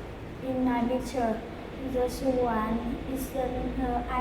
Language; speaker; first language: English; non-native, learner; Vietnamese